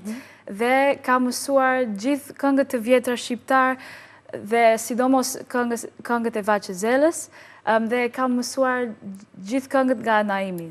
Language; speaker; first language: Albanian; non-native, learner; English